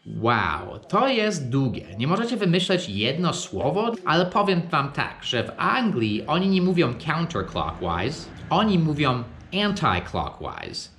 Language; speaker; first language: Polish; non-native, fluent; English